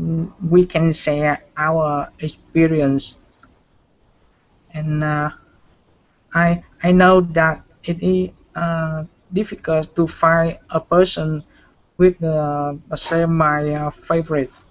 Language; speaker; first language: English; non-native, learner; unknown